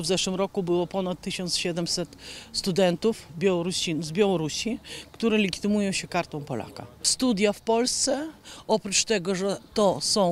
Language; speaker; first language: Polish; non-native, fluent; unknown